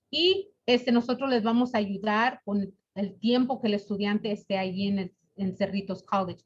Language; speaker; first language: Spanish; early bilingual, other home language; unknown